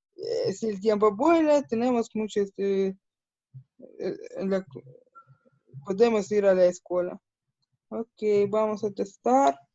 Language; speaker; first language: Spanish; non-native, learner; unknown